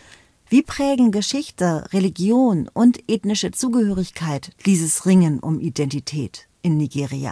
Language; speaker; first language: German; native; German